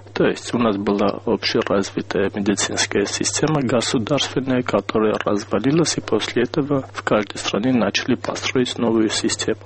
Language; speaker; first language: Russian; non-native, local second language; Armenian